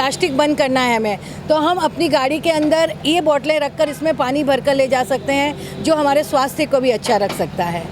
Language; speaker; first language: Hindi; native; Hindi